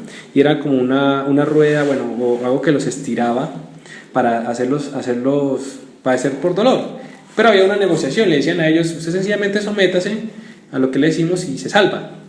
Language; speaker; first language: Spanish; native; Spanish